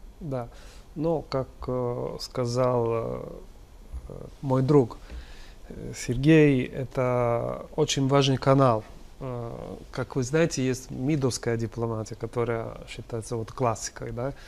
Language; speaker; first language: Russian; non-native, fluent; Italian